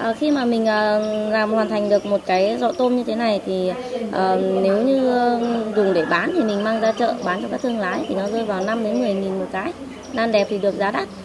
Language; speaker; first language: Vietnamese; non-native, local second language; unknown